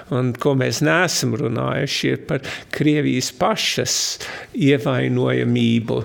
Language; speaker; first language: Latvian; early bilingual, heritage; Latvian